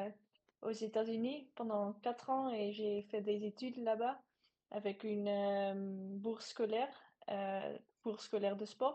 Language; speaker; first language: French; non-native, learner; Dutch